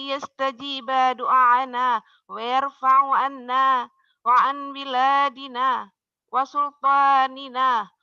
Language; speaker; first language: Arabic; non-native, fluent; Indonesian